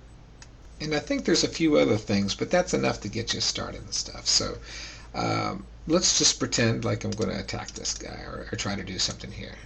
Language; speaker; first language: English; native; English